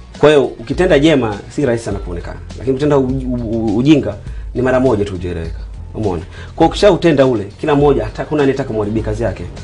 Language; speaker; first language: Swahili; native; Swahili